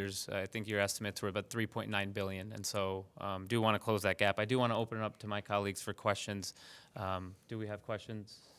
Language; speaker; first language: English; early bilingual, other home language; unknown